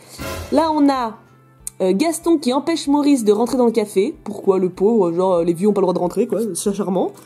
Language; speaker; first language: French; native; French